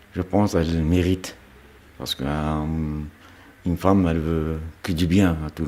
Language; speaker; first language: French; non-native, fluent; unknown